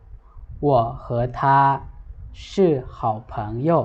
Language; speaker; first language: Chinese; non-native, fluent; Lao